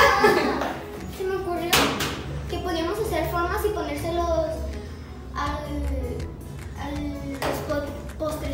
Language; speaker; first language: Spanish; native; Spanish